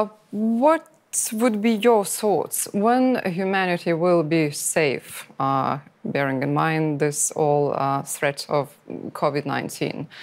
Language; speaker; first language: English; non-native, fluent; Lithuanian